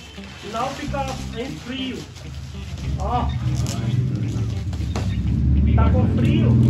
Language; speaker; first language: Portuguese; non-native, learner; Hindi